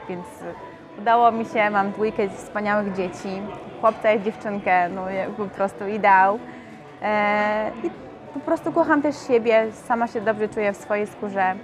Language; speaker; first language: Polish; early bilingual, other home language; Mongolian